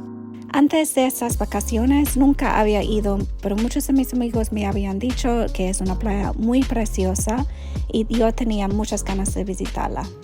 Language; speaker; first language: Spanish; non-native, learner; English